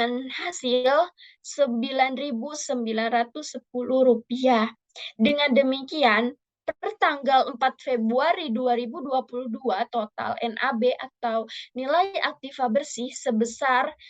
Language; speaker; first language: Indonesian; native; Indonesian